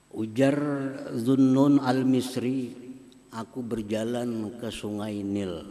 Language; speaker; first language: Indonesian; non-native, local second language; Banjar